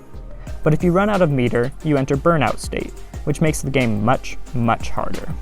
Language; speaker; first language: English; native; English